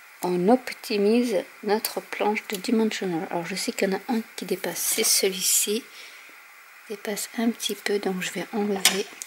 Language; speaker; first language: French; native; French